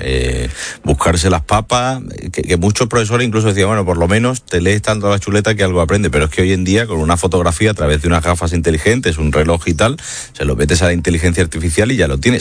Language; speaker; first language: Spanish; native; Spanish